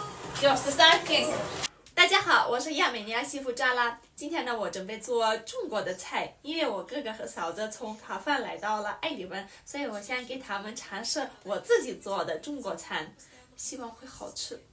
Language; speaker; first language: Chinese; non-native, fluent; Armenian